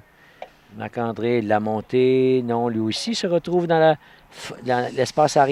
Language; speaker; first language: French; native; French